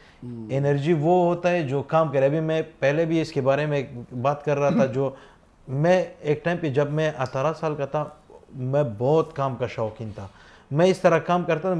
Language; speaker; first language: Hindi; non-native, fluent; Pashto